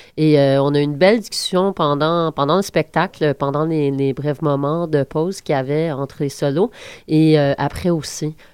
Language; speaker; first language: French; native; French